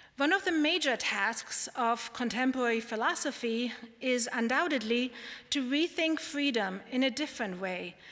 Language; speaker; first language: English; non-native, fluent; German